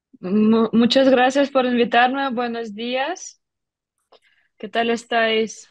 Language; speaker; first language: Spanish; non-native, fluent; Ukrainian